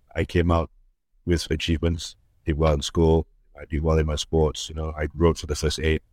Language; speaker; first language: English; early bilingual, other home language; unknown